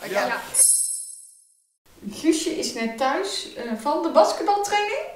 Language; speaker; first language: Dutch; native; Dutch